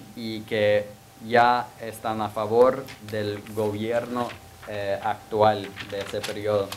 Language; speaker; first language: Spanish; non-native, fluent; English